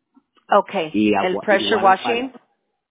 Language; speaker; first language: Spanish; early bilingual, heritage; Spanish